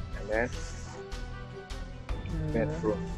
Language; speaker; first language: English; non-native, fluent; Indonesian